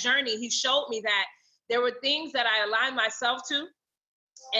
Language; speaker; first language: English; native; English